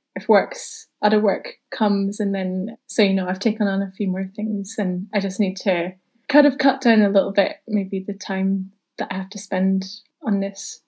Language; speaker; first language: English; native; English